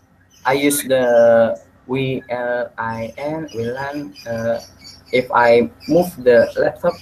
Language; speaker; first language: English; non-native, learner; Indonesian